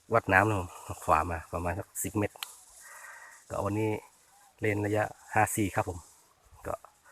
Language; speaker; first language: Thai; native; Thai